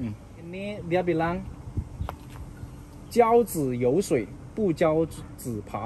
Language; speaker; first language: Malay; non-native, learner; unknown